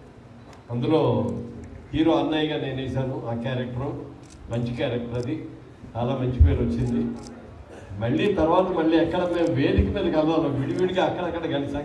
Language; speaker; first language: Telugu; native; Telugu